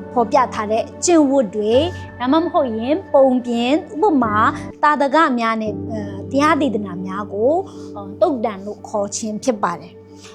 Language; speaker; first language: Burmese; non-native, local second language; Kachin